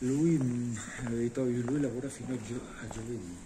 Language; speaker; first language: Italian; non-native, learner; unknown